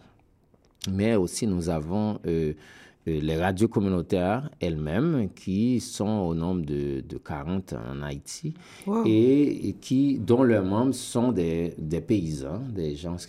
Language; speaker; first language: French; non-native, local second language; Haitian Creole